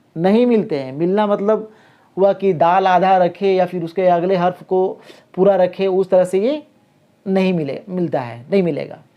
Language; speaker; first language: Hindi; native; Hindi